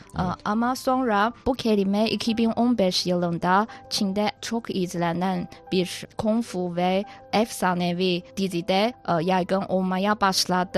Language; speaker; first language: Turkish; non-native, fluent; Chinese